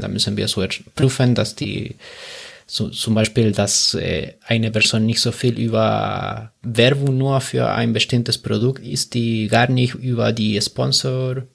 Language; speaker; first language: German; non-native, learner; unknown